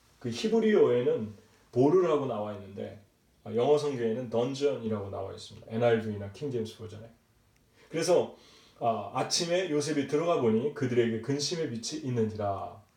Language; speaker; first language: Korean; native; Korean